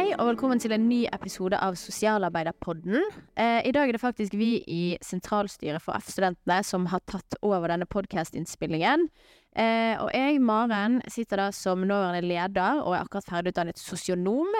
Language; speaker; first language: Norwegian; native; Norwegian